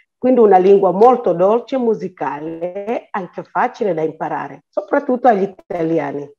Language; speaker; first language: Italian; non-native, fluent; Swahili